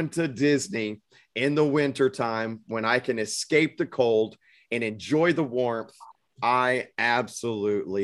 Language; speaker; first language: English; native; English